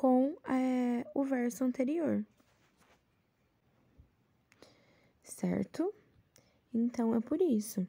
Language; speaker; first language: Portuguese; native; Portuguese